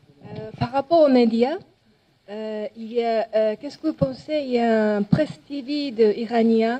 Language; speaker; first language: French; non-native, learner; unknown